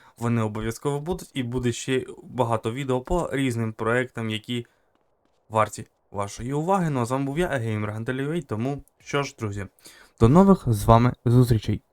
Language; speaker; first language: Ukrainian; native; Ukrainian